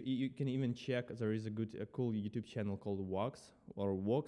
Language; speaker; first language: English; non-native, fluent; Ukrainian